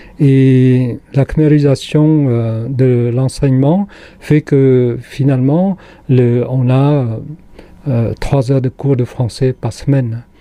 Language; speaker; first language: French; non-native, fluent; Khmer